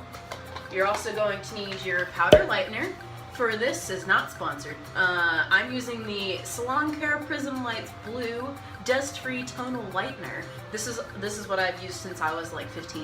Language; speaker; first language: English; native; English